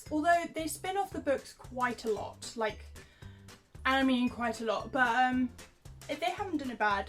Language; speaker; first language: English; native; English